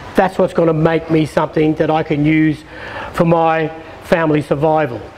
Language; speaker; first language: English; native; English